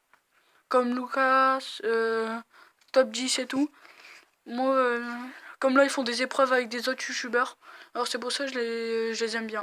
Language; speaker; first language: French; native; French